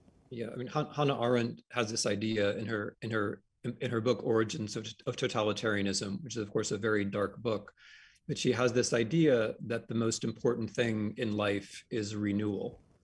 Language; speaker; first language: English; native; English